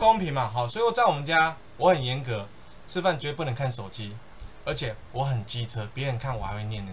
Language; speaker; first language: Chinese; native; Chinese